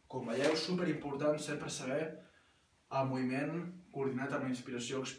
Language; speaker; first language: Catalan; native; Catalan